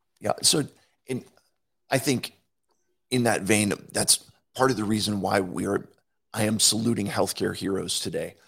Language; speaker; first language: English; native; English